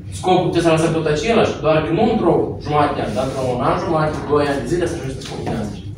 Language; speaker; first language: Romanian; non-native, local second language; Russian